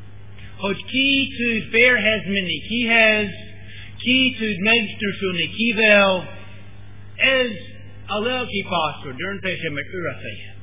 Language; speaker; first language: Hungarian; non-native, learner; English